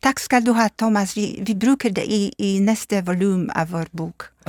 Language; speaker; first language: Norwegian; non-native, fluent; Polish